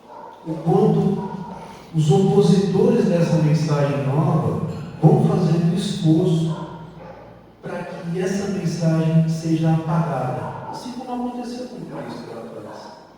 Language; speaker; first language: Portuguese; native; Portuguese